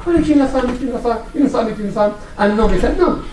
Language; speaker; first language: French; non-native, local second language; Arabic